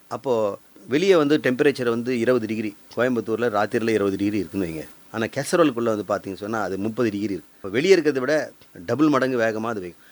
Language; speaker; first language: Tamil; native; Tamil